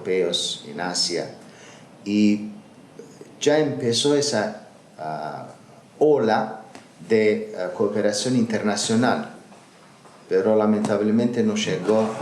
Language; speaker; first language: Spanish; non-native, learner; Azerbaijani